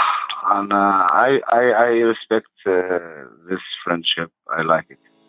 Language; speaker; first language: English; non-native, learner; Arabic